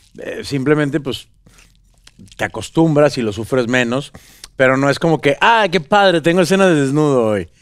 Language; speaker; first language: Spanish; native; Spanish